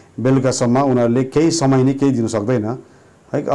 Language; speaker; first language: Nepali; native; Nepali